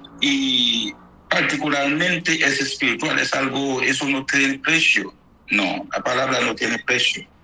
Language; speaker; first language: Spanish; non-native, fluent; Haitian Creole